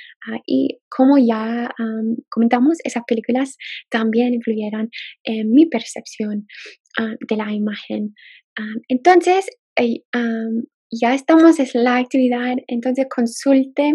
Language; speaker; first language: Spanish; non-native, fluent; English